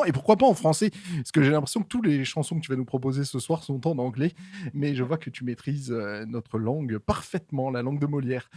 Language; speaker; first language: French; native; French